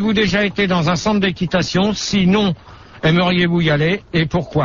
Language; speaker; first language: French; native; French